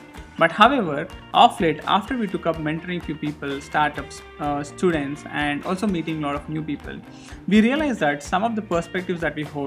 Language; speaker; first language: English; non-native, local second language; Telugu